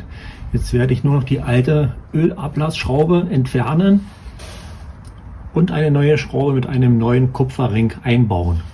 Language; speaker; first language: German; native; German